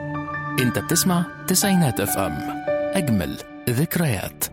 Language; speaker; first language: Arabic; native; Arabic